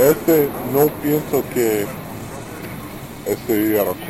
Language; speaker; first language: Spanish; non-native, learner; English